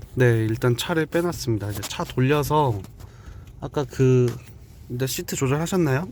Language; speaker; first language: Korean; native; Korean